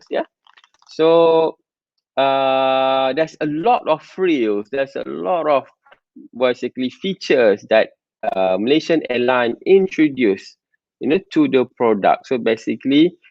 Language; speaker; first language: English; non-native, local second language; Malay